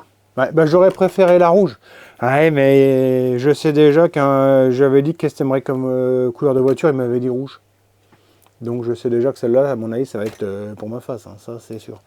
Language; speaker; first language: French; native; French